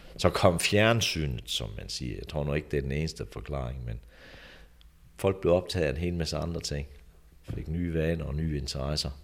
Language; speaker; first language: Danish; native; Danish